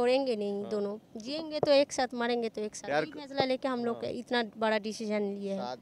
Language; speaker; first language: Hindi; non-native, local second language; Bangla